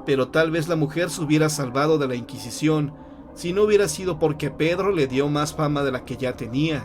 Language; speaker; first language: Spanish; native; Spanish